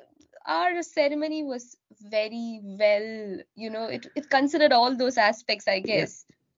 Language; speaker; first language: English; non-native, local second language; Malayalam